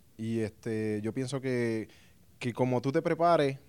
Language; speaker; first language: Spanish; native; Spanish